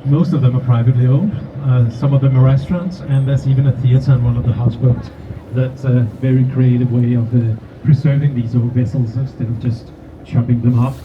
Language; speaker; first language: English; non-native, fluent; Danish